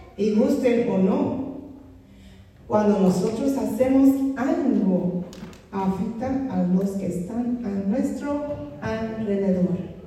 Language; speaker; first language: Spanish; non-native, fluent; English